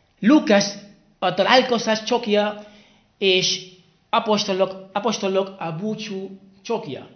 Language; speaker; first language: Hungarian; non-native, learner; Spanish